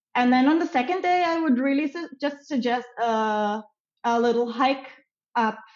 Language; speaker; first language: English; non-native, fluent; German